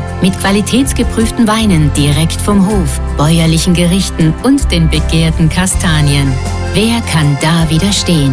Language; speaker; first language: German; native; German